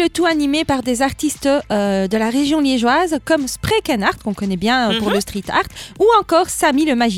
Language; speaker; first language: French; native; French